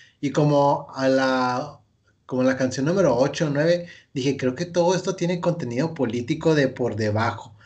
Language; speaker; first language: Spanish; native; Spanish